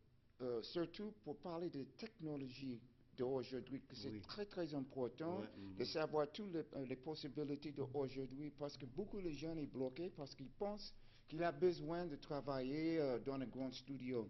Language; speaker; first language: French; non-native, fluent; English